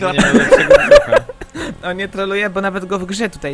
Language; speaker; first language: Polish; native; Polish